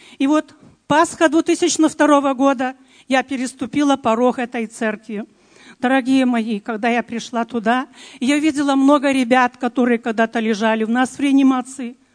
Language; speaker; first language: Russian; native; Russian